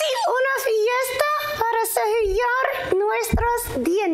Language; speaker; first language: Spanish; non-native, learner; English